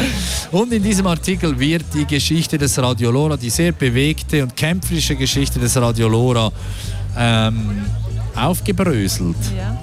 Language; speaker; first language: German; native; German